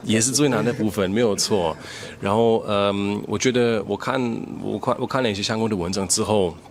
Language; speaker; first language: Chinese; non-native, fluent; German